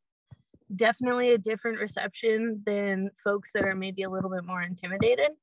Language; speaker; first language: English; native; English